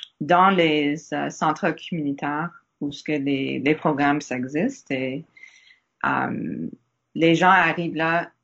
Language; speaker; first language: French; non-native, learner; English